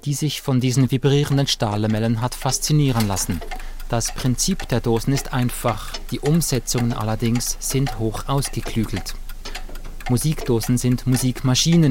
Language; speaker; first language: German; native; German